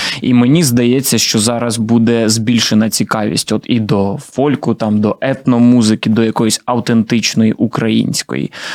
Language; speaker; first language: Ukrainian; non-native, local second language; Russian